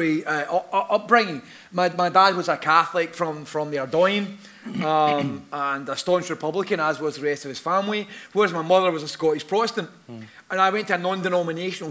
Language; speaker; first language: English; native; English